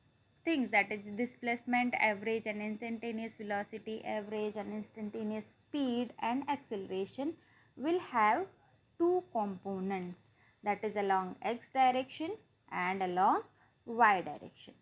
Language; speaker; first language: English; non-native, local second language; Marathi